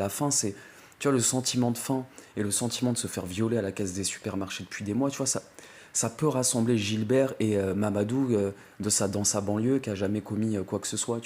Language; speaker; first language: French; native; French